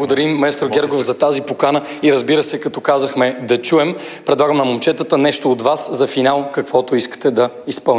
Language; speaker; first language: Bulgarian; native; Bulgarian